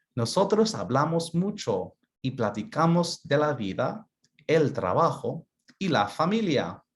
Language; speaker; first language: Spanish; early bilingual, other home language; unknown